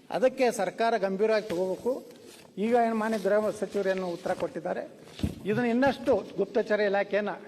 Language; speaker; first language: Kannada; native; Kannada